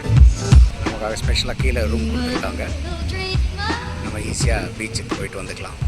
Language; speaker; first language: Tamil; native; Tamil